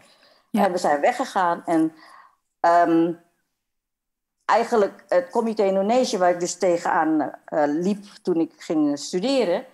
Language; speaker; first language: Dutch; non-native, fluent; Indonesian